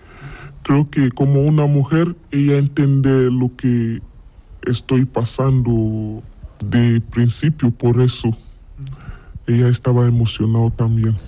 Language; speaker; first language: Spanish; non-native, learner; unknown